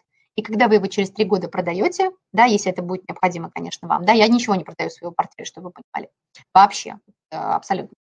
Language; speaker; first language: Russian; native; Russian